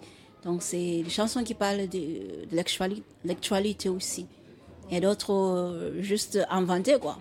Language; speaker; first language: French; non-native, fluent; Xhosa